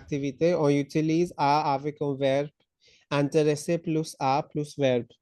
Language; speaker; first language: French; non-native, fluent; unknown